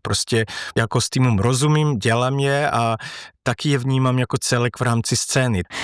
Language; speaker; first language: Czech; non-native, fluent; Serbian